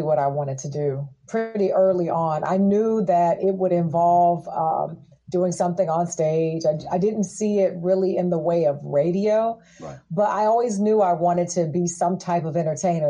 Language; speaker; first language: English; native; English